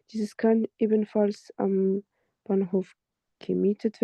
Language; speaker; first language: German; non-native, learner; French